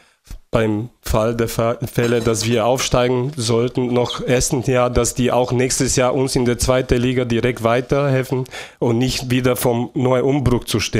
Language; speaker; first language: German; non-native, fluent; Bulgarian